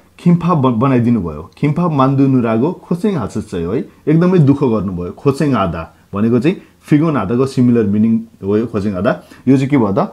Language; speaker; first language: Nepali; non-native, local second language; Gurung